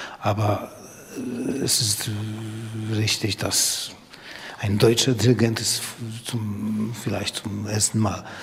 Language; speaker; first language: German; non-native, learner; Polish